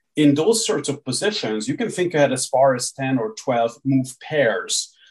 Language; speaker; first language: English; early bilingual, other home language; Hungarian